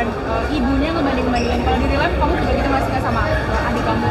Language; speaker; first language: Indonesian; native; Indonesian